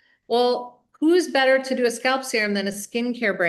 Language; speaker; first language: English; native; English